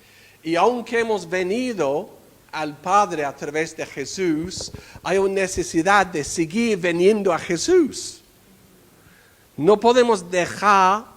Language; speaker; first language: Spanish; non-native, fluent; English